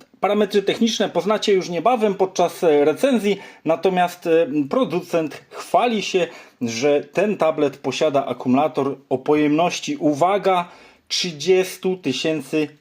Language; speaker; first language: Polish; native; Polish